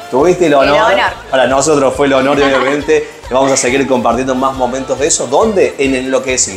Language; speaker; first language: Spanish; native; Spanish